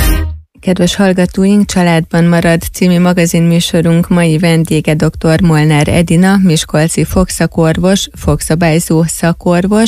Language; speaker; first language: Hungarian; native; Hungarian